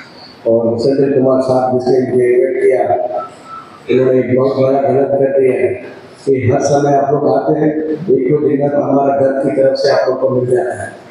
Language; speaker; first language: Hindi; non-native, local second language; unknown